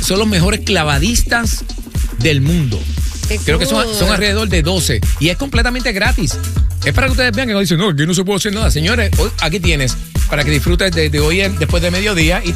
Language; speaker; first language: Spanish; native; Spanish